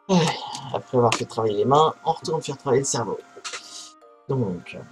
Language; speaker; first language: French; native; French